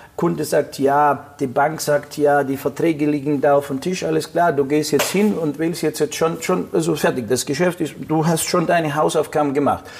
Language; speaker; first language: German; non-native, fluent; Russian